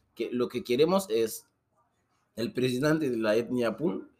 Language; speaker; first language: Spanish; non-native, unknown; Susu